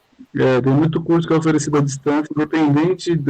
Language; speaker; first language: Portuguese; native; Portuguese